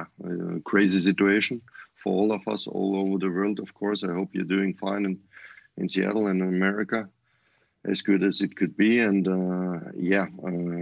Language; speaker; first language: English; non-native, fluent; German